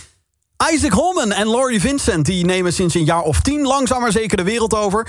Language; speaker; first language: Dutch; native; Dutch